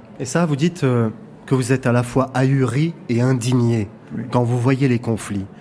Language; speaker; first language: French; native; French